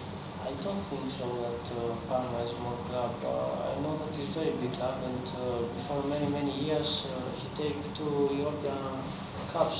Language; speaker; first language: English; non-native, learner; Greek